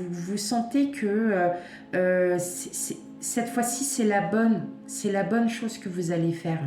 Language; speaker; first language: French; native; French